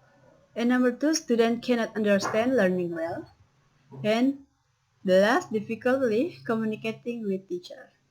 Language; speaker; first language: English; non-native, learner; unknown